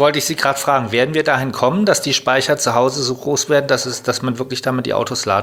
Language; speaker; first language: German; native; German